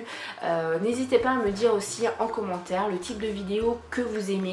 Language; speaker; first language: French; native; French